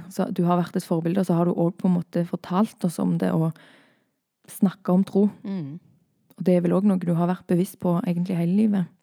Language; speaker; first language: Norwegian; native; Norwegian